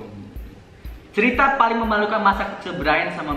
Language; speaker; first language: Indonesian; native; Indonesian